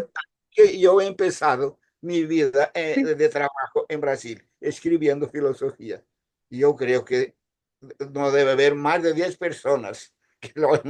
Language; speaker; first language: Spanish; non-native, fluent; Portuguese